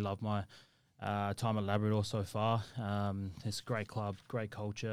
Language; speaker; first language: English; native; English